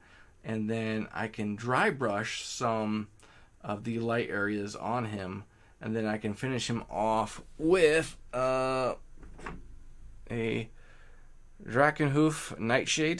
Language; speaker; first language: English; native; English